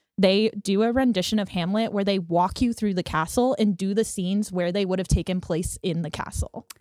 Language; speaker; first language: English; native; English